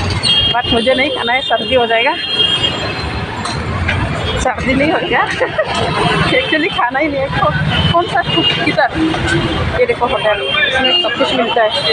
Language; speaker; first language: Hindi; non-native, local second language; Assamese